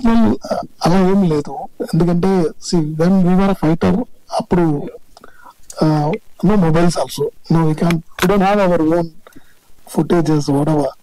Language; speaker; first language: Telugu; non-native, learner; Tamil